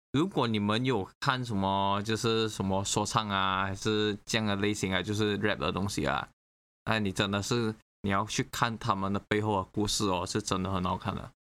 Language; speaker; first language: Chinese; native; Chinese